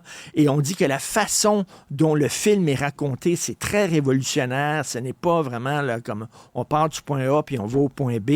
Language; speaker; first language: French; native; French